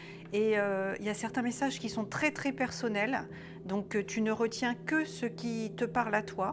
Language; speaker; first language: French; native; French